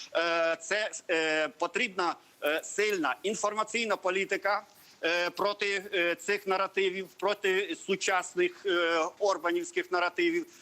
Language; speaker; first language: Ukrainian; non-native, local second language; Hungarian